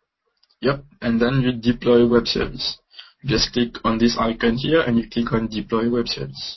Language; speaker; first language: English; non-native, local second language; Morisyen